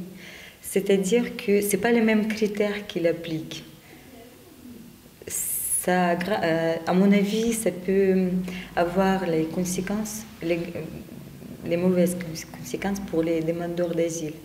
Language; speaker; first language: French; non-native, fluent; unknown